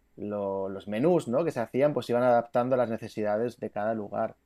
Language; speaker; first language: Spanish; native; Spanish